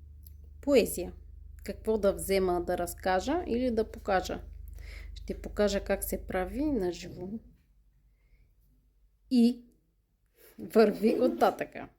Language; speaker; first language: Bulgarian; native; Bulgarian